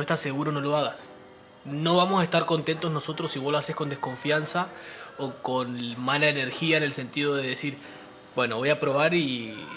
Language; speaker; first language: Spanish; native; Spanish